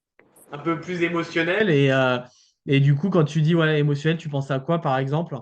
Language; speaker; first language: French; native; French